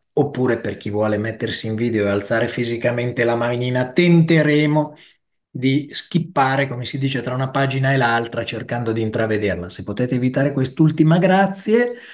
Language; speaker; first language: Italian; native; Italian